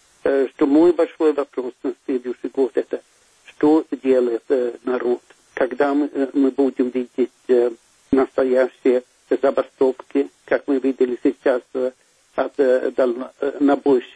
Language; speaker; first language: Russian; non-native, fluent; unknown